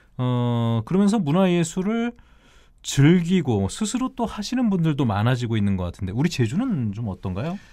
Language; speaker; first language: Korean; native; Korean